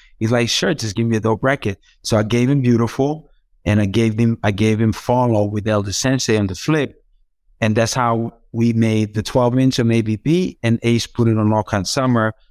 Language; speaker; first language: English; non-native, fluent; Croatian